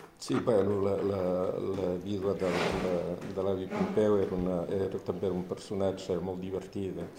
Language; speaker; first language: Catalan; early bilingual, heritage; Catalan